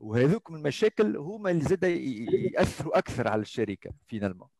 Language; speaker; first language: French; non-native, local second language; Arabic